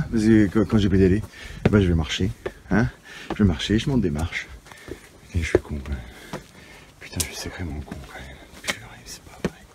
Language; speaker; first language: French; native; French